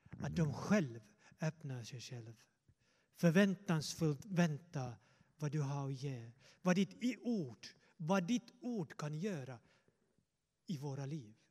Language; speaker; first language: Swedish; non-native, fluent; Finnish